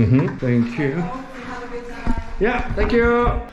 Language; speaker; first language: English; non-native, learner; Korean